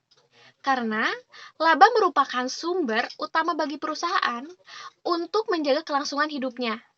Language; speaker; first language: Indonesian; native; Indonesian